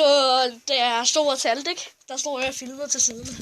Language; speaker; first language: Danish; native; Danish